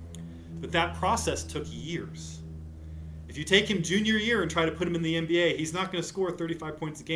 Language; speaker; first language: English; native; English